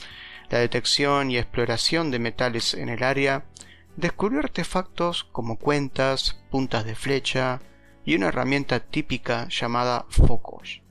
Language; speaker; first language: Spanish; native; Spanish